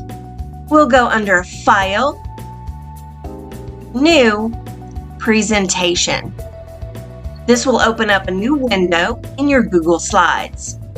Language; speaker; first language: English; native; English